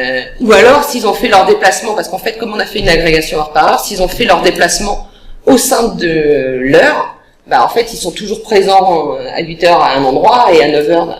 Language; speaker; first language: French; native; French